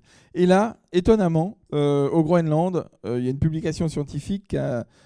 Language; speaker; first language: French; native; French